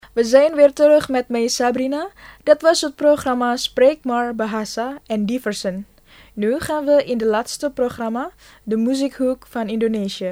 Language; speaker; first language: Dutch; non-native, fluent; Indonesian